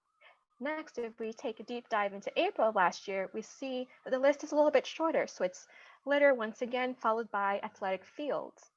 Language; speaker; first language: English; native; English